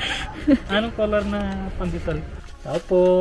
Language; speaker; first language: Filipino; non-native, learner; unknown